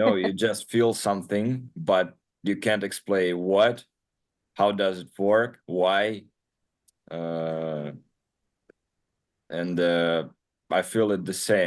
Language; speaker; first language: English; non-native, learner; Russian